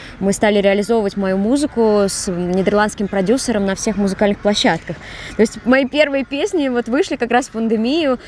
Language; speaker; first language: Russian; native; Russian